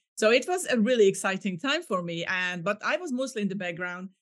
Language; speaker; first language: English; non-native, fluent; Hungarian